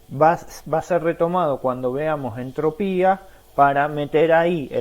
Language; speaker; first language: Spanish; native; Spanish